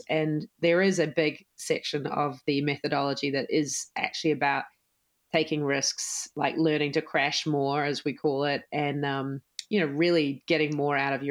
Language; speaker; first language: English; native; English